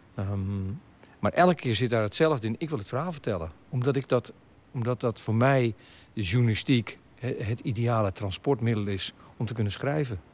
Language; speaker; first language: Dutch; native; Dutch